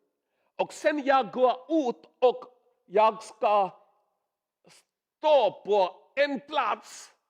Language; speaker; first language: Swedish; non-native, learner; Urdu